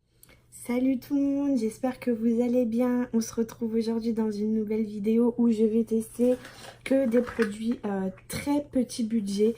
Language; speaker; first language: French; native; French